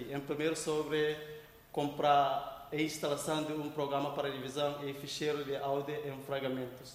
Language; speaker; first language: Portuguese; non-native, local second language; Tetum